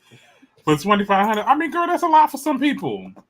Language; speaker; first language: English; native; English